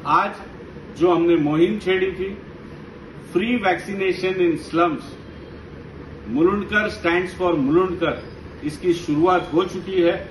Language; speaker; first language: Hindi; non-native, local second language; Gujarati